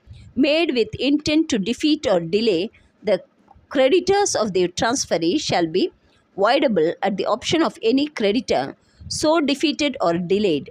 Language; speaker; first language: English; non-native, local second language; Tamil